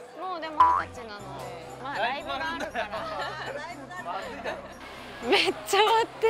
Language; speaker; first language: Japanese; native; Japanese